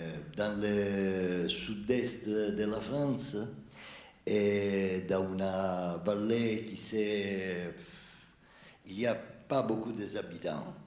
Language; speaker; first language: French; non-native, fluent; Italian